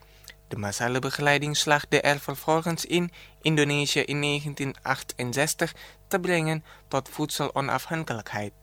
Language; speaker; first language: Dutch; non-native, fluent; Indonesian